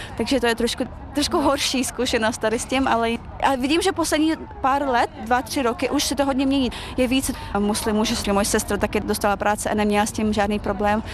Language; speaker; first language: Czech; early bilingual, other home language; Chechen